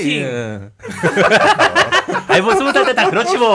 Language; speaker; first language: Korean; native; Korean